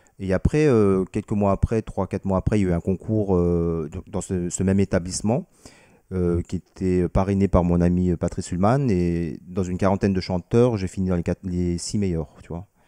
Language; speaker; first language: French; early bilingual, other home language; Vietnamese